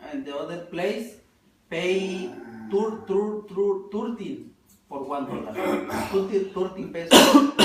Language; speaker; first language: English; non-native, learner; Spanish